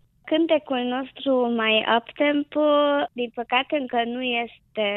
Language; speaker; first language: Romanian; non-native, local second language; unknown